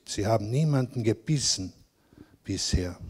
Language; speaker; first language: German; non-native, local second language; Slovenian